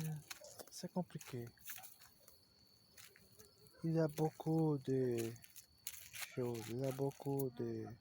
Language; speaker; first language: French; non-native, learner; Portuguese